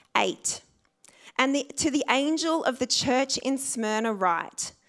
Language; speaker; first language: English; native; English